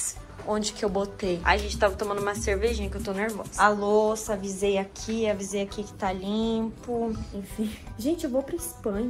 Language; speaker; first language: Portuguese; native; Portuguese